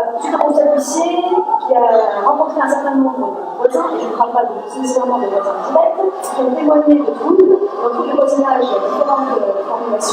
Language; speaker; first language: French; native; French